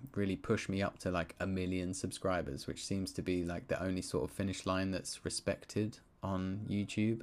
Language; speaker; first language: English; native; English